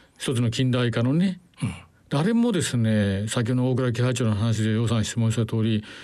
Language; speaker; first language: Japanese; native; Japanese